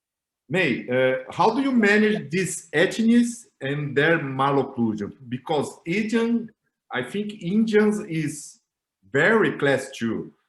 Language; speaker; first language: English; non-native, learner; Portuguese